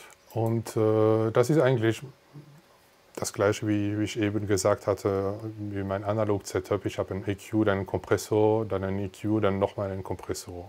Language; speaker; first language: German; non-native, fluent; French